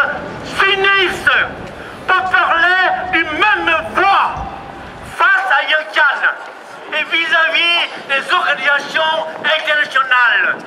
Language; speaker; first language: French; non-native, fluent; Lao